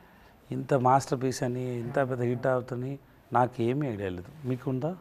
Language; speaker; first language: Telugu; non-native, learner; Tamil